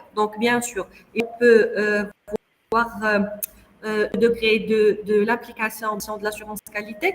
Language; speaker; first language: French; non-native, local second language; Arabic